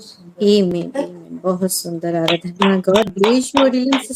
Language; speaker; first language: Hindi; non-native, local second language; Bodo